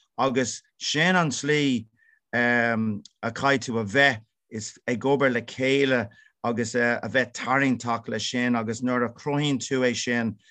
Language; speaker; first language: Irish; non-native, local second language; English